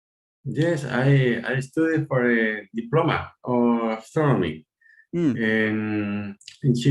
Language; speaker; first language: English; non-native, learner; Spanish